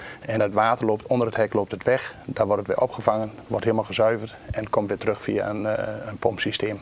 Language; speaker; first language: Dutch; native; Dutch